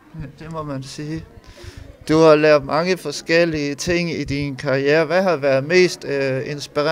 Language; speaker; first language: Danish; native; Danish